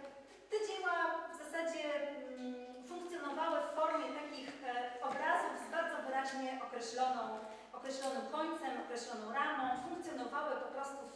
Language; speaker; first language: Polish; native; Polish